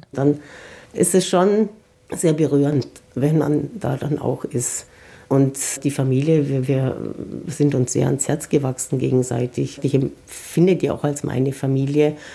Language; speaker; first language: German; native; German